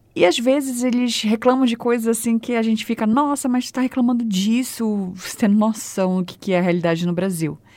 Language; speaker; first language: Portuguese; native; Portuguese